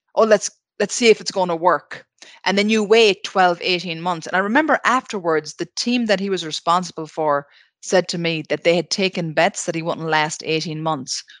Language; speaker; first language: English; native; English